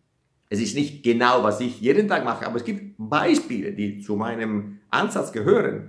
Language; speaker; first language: German; non-native, fluent; Italian